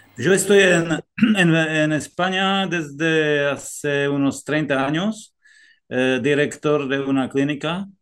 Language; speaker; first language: Spanish; non-native, fluent; Czech